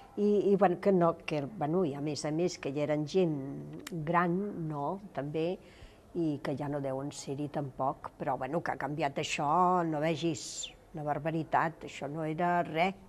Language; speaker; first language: Catalan; non-native, local second language; Galician